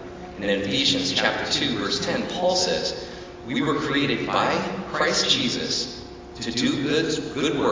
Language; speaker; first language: English; native; English